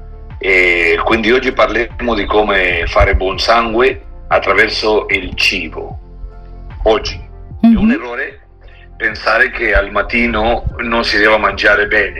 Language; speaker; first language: Italian; non-native, learner; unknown